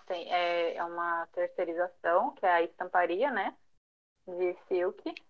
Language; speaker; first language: Portuguese; early bilingual, other home language; Japanese